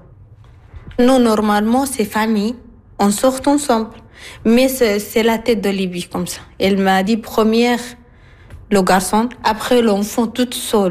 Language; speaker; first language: French; non-native, learner; Arabic